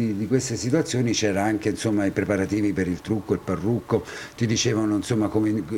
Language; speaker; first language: Italian; native; Italian